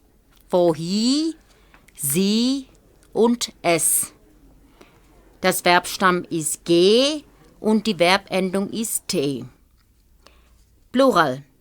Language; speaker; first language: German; non-native, fluent; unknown